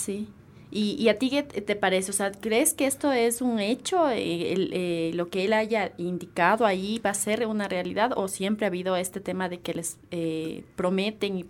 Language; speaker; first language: Spanish; native; Spanish